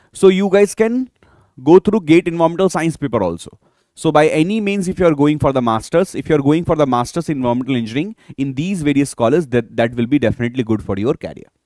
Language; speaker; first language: English; non-native, local second language; Hindi